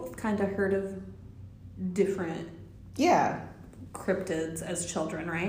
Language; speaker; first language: English; native; English